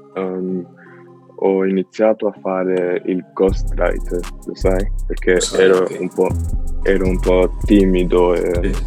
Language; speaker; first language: Italian; non-native, learner; Albanian